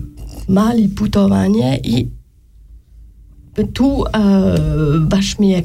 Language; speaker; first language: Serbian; non-native, learner; French